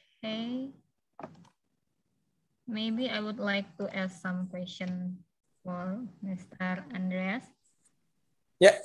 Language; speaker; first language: English; non-native, fluent; Indonesian